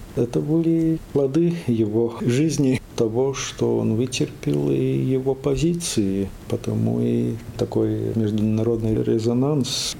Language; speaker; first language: Russian; non-native, local second language; Latvian